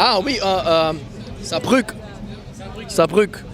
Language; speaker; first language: French; non-native, learner; German